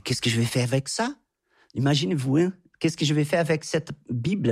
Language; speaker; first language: French; non-native, fluent; Portuguese